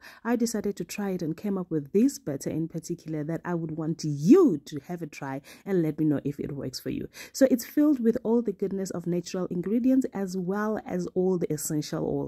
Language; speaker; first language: English; non-native, local second language; Zulu